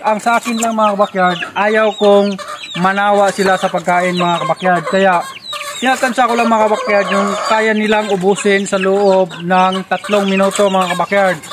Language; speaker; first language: Filipino; non-native, local second language; Cebuano